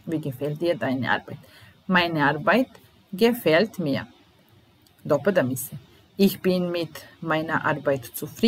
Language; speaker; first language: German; non-native, fluent; Serbian